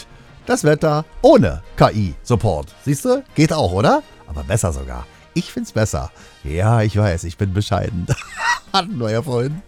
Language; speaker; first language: German; native; German